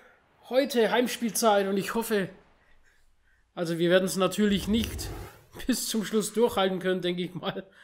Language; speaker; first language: German; native; German